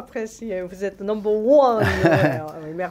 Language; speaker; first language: French; non-native, learner; Korean